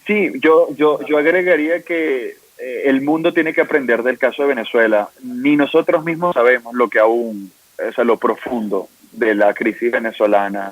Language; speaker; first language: Spanish; native; Spanish